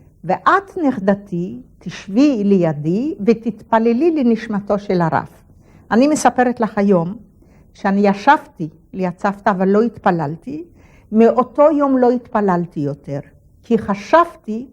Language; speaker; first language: Hebrew; non-native, fluent; Polish